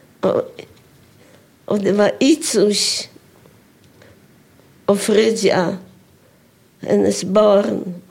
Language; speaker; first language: Swedish; non-native, fluent; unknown